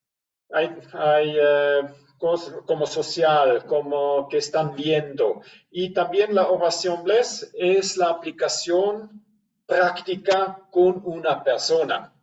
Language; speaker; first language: Spanish; non-native, fluent; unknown